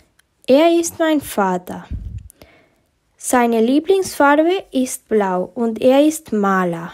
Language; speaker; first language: German; early bilingual, heritage; German